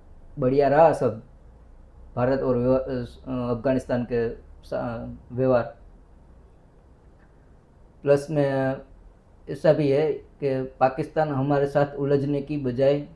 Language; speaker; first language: Hindi; non-native, local second language; Gujarati